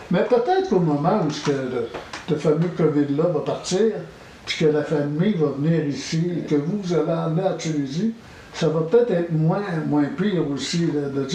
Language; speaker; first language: French; native; French